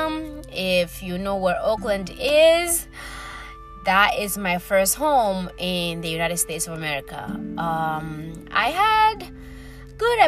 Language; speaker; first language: English; early bilingual, other home language; Swahili